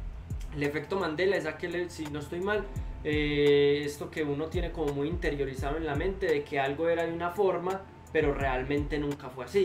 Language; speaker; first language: Spanish; native; Spanish